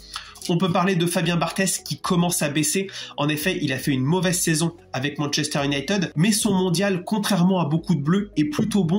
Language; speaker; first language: French; native; French